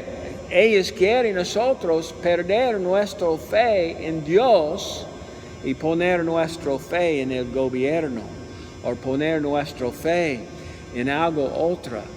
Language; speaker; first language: Spanish; non-native, learner; English